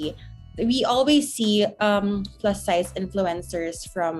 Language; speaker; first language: English; non-native, local second language; Hiligaynon